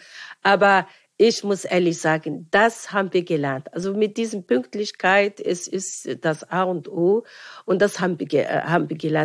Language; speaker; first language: German; non-native, fluent; Arabic